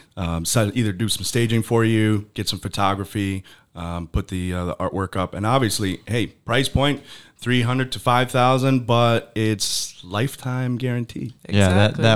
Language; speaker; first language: English; native; English